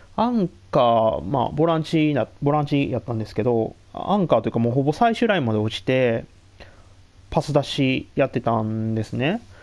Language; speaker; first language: Japanese; native; Japanese